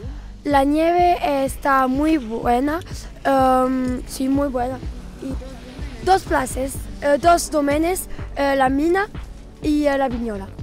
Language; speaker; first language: Spanish; non-native, learner; French